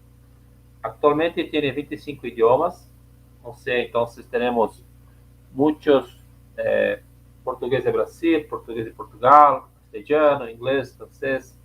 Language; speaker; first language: Spanish; non-native, learner; Portuguese